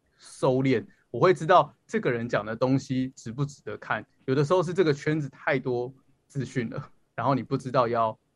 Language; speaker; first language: Chinese; native; Chinese